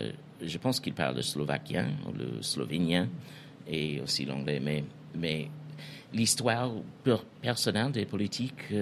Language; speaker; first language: French; non-native, fluent; English